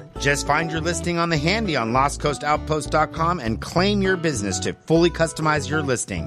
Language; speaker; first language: English; native; English